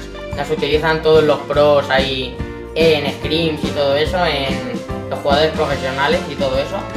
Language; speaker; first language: Spanish; native; Spanish